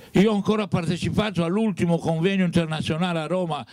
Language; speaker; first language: Italian; native; Italian